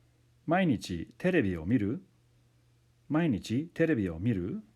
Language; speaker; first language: Japanese; non-native, fluent; English